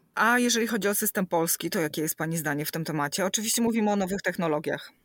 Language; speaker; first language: Polish; native; Polish